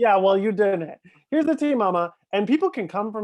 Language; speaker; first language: English; native; English